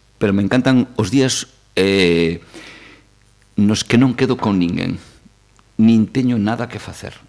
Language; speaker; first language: Galician; native; Galician